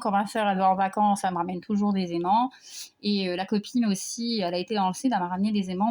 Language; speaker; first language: French; native; French